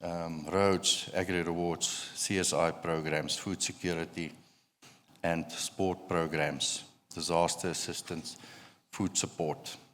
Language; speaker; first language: English; non-native, local second language; Afrikaans